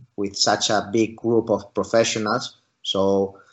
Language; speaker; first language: English; non-native, fluent; Spanish